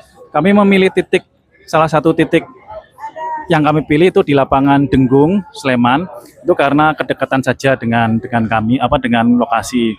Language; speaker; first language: Indonesian; native; Indonesian